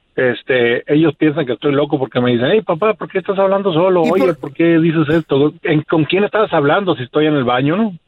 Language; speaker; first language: Spanish; native; Spanish